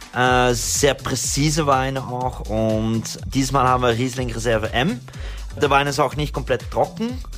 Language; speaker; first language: German; non-native, fluent; Dutch